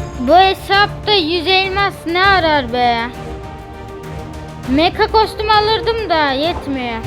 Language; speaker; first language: Turkish; native; Turkish